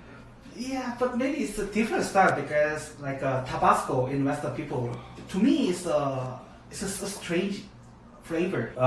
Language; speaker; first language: English; non-native, learner; Korean